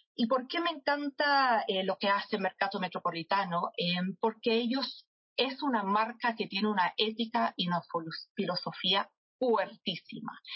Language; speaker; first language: Spanish; non-native, fluent; English